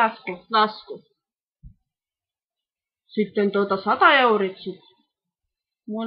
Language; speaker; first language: Finnish; non-native, learner; Estonian